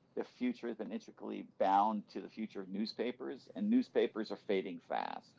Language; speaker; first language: English; native; English